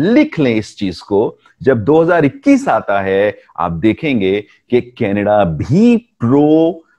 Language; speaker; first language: Urdu; non-native, local second language; Punjabi